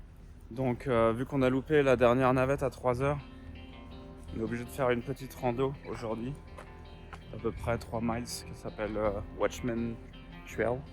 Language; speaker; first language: French; native; French